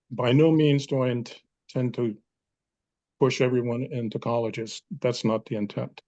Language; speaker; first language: English; non-native, fluent; Danish